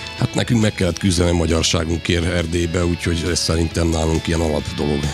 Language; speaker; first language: Hungarian; native; Hungarian